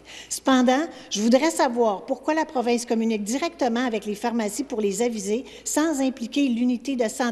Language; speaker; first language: French; native; French